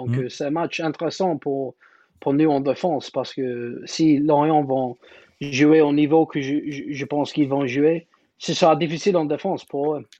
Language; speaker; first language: French; non-native, learner; English